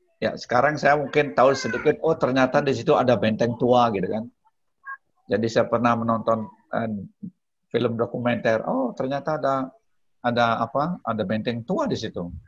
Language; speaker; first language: Indonesian; non-native, local second language; Balinese